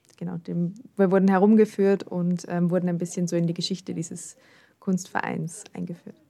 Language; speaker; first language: German; native; German